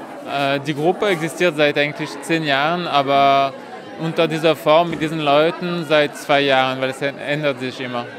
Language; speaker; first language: German; non-native, fluent; French